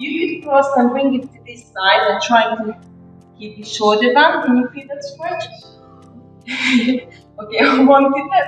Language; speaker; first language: English; non-native, fluent; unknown